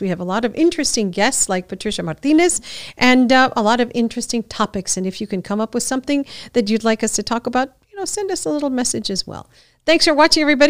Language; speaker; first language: English; early bilingual, other home language; Spanish